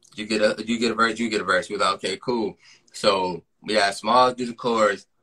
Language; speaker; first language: English; native; English